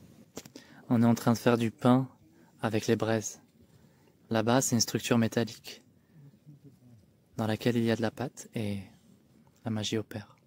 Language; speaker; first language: French; native; French